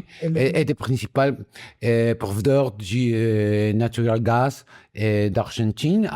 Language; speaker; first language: French; non-native, learner; Spanish